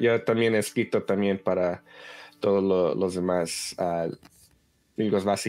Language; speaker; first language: Spanish; early bilingual, heritage; Spanish